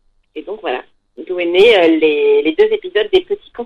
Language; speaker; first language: French; native; French